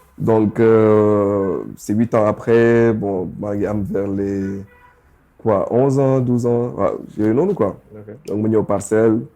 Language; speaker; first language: Wolof; early bilingual, other home language; English